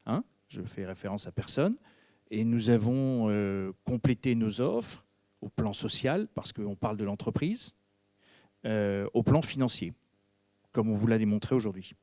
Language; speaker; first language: French; native; French